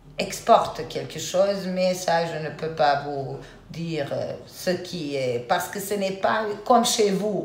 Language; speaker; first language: French; non-native, fluent; Serbian